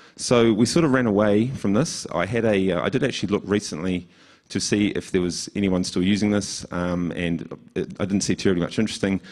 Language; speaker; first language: English; native; English